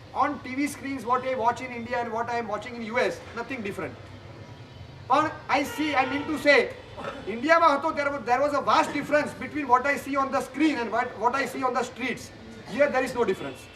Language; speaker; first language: English; non-native, local second language; Gujarati